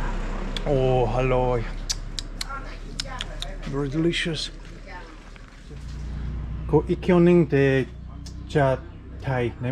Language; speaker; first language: Thai; non-native, learner; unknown